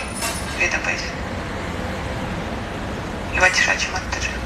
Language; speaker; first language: Russian; native; Russian